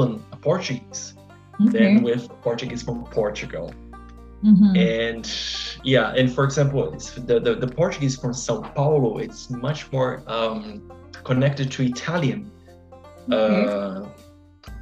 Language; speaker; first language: English; non-native, fluent; Portuguese